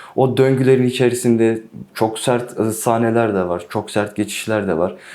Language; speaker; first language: Turkish; non-native, local second language; Kurdish